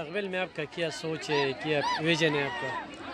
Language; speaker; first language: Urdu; non-native, local second language; Pashto